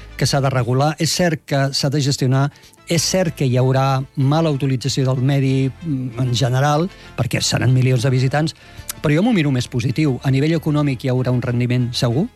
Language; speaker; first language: Catalan; native; Catalan